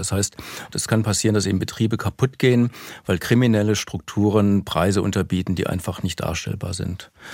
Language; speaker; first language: German; native; German